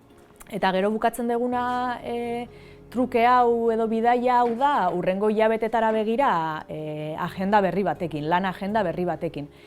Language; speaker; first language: Basque; native; Basque